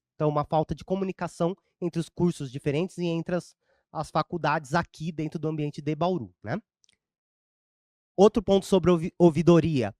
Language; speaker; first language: Portuguese; native; Portuguese